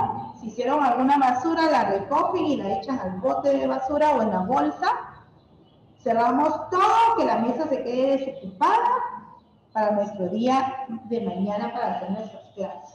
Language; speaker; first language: Spanish; native; Spanish